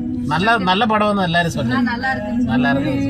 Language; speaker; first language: Tamil; non-native, local second language; Malayalam